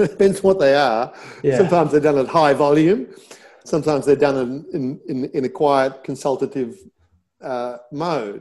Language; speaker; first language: English; native; English